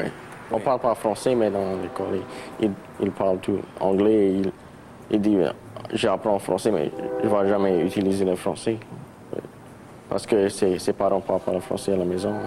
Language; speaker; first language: French; non-native, local second language; English